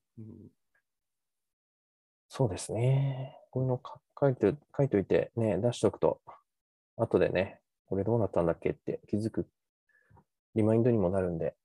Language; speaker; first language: Japanese; native; Japanese